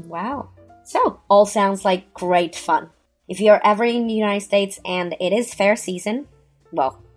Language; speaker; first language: English; non-native, fluent; Chinese